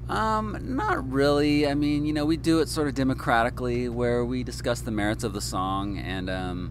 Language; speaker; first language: English; native; English